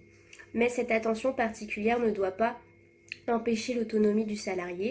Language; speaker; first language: French; native; French